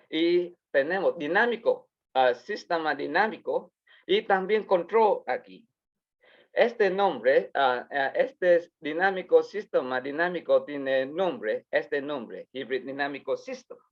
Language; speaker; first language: Spanish; non-native, learner; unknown